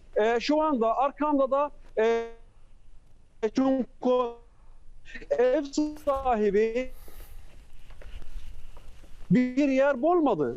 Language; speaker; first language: Turkish; non-native, fluent; Arabic